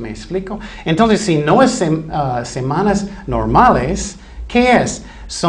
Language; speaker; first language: Spanish; non-native, fluent; English